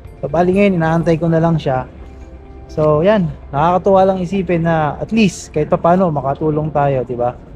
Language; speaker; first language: Filipino; native; Filipino